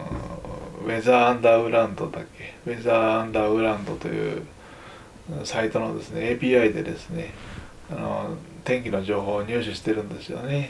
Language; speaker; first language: Japanese; native; Japanese